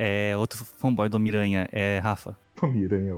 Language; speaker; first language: Portuguese; native; Portuguese